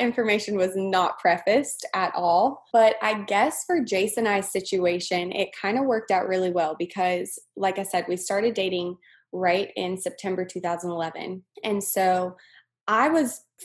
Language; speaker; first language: English; native; English